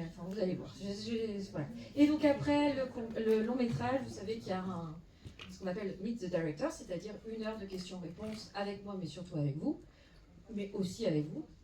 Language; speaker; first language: French; native; French